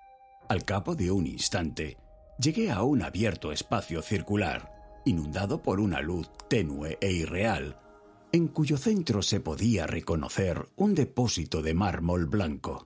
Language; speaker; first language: Spanish; native; Spanish